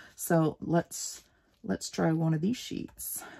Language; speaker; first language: English; native; English